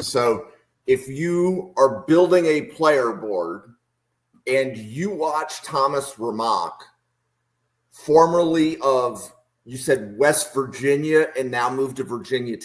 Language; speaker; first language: English; native; English